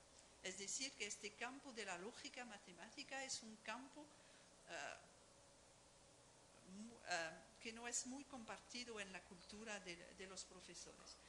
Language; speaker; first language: Spanish; non-native, fluent; French